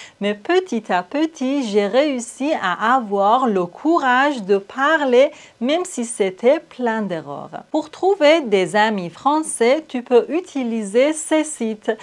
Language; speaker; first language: French; non-native, fluent; Persian